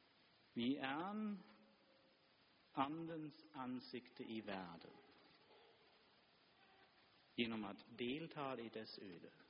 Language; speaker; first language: Swedish; non-native, fluent; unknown